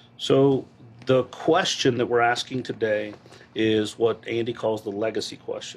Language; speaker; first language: English; native; English